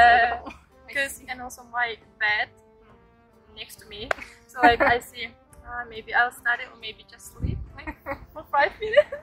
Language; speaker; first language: English; non-native, learner; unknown